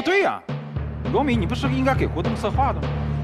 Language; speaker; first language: Chinese; native; Chinese